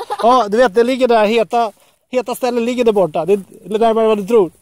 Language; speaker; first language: Swedish; native; Swedish